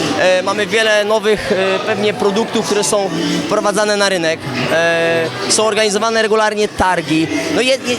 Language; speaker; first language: Polish; native; Polish